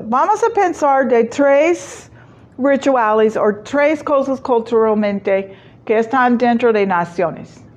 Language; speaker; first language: Spanish; non-native, fluent; English